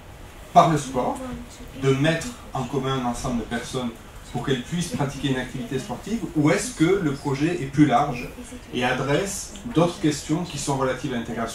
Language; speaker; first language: French; native; French